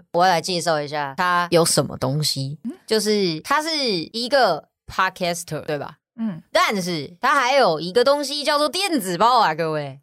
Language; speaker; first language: Chinese; native; Chinese